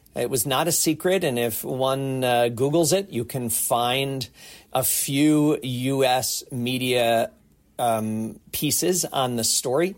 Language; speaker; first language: English; native; English